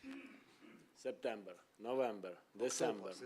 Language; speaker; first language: English; non-native, learner; Ukrainian